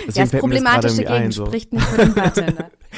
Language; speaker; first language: German; native; German